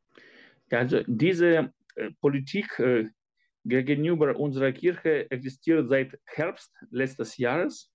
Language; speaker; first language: German; non-native, fluent; Ukrainian